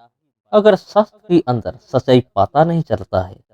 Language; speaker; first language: Hindi; non-native, local second language; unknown